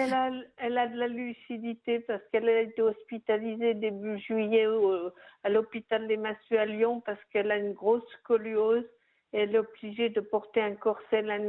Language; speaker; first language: French; native; French